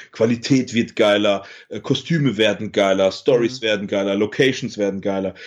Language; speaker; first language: German; early bilingual, other home language; Russian